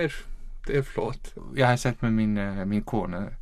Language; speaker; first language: Swedish; non-native, learner; Icelandic